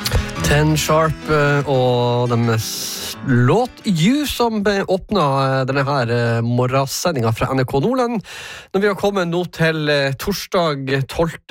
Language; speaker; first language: Norwegian; native; Norwegian